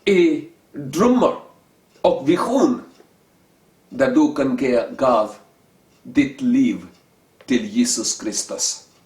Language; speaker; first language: Swedish; non-native, learner; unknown